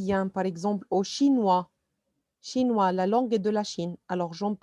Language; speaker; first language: French; non-native, fluent; Arabic